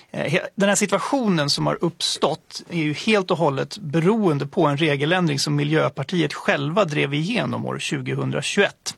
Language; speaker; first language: Swedish; native; Swedish